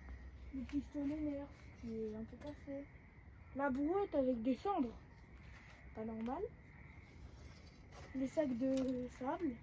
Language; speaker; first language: French; native; French